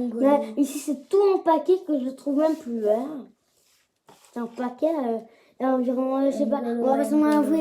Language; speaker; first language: French; native; French